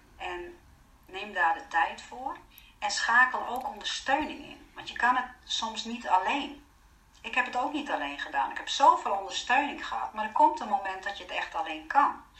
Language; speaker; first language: Dutch; non-native, fluent; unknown